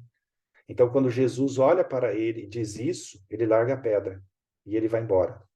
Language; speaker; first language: Portuguese; native; Portuguese